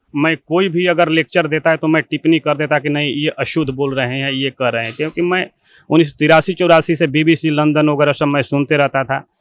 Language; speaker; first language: Hindi; native; Hindi